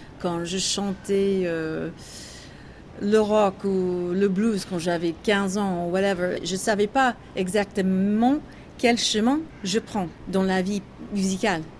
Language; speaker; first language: French; non-native, learner; English